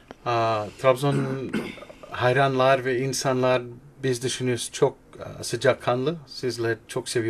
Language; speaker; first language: Turkish; non-native, learner; English